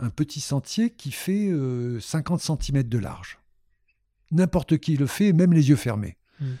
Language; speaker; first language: French; native; French